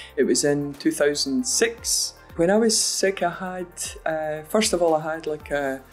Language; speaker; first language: English; native; English